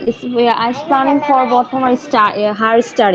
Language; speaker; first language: English; non-native, learner; Bangla